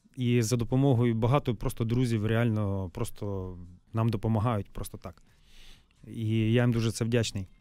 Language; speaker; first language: Ukrainian; native; Ukrainian